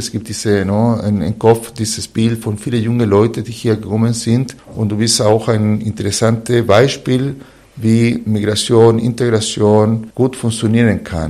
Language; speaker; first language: German; non-native, fluent; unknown